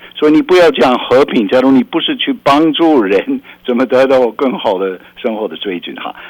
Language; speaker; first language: Chinese; non-native, fluent; Dutch